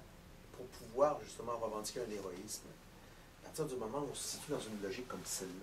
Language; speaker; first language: French; native; French